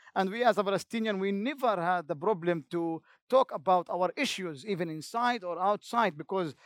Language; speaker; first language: English; non-native, fluent; Arabic